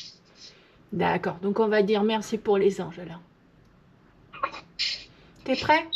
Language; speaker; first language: French; native; French